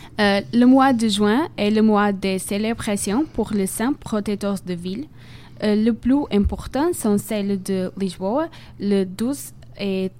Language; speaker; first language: French; non-native, fluent; Portuguese